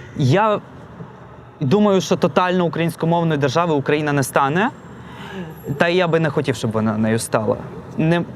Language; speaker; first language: Ukrainian; non-native, local second language; Russian